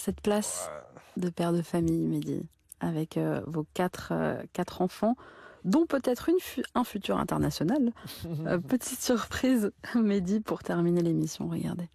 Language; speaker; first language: French; native; French